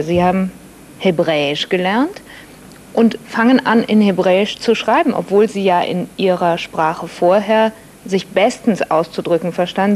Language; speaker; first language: German; native; German